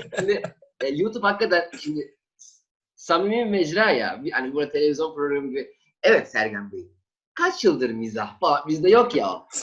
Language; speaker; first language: Turkish; native; Turkish